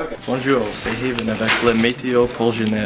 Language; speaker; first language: French; non-native, learner; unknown